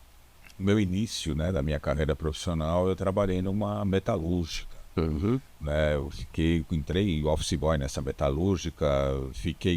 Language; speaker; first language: Portuguese; native; Portuguese